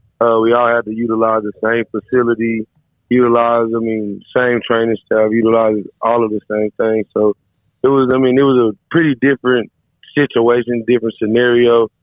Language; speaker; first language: English; native; English